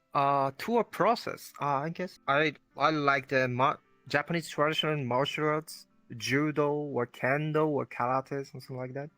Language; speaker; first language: English; non-native, learner; Japanese